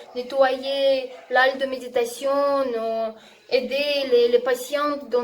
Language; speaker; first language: French; non-native, learner; Russian